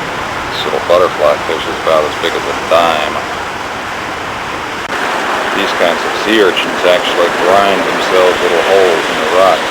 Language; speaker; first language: English; native; English